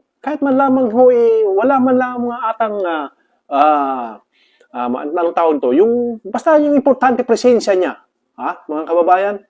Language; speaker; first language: Filipino; non-native, local second language; Cebuano